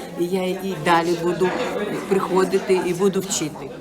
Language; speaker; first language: Ukrainian; non-native, local second language; Russian